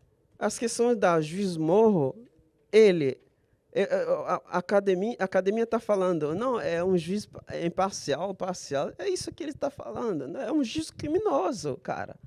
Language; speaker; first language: Portuguese; non-native, fluent; Haitian Creole